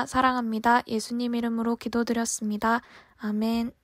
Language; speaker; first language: Korean; native; Korean